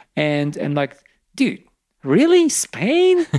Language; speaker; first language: English; non-native, fluent; Polish